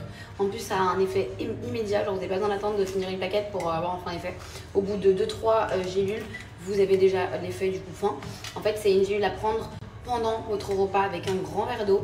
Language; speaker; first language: French; native; French